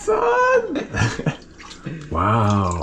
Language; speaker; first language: English; non-native, fluent; Spanish